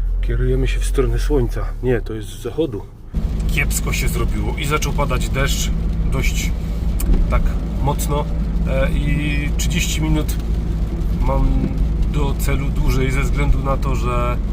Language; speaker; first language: Polish; native; Polish